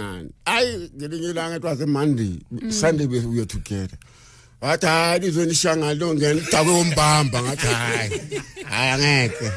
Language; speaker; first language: English; non-native, local second language; Zulu